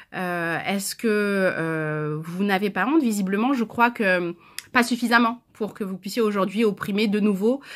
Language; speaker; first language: French; native; French